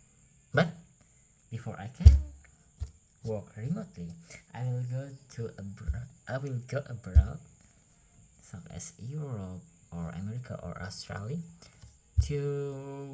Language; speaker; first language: English; non-native, learner; Indonesian